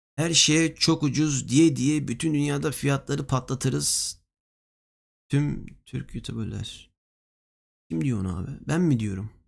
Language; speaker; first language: Turkish; native; Turkish